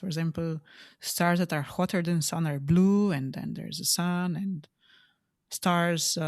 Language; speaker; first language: English; non-native, fluent; Slovenian